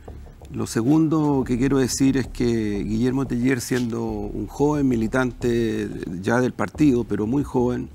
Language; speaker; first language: Spanish; native; Spanish